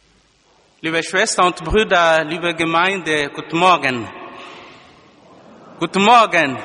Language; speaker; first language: German; non-native, fluent; Lingala